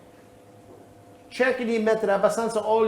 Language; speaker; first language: Italian; non-native, fluent; English